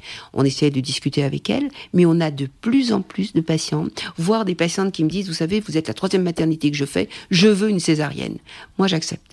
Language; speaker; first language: French; native; French